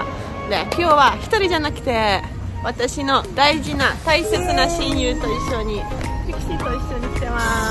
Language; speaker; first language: Japanese; non-native, fluent; Hungarian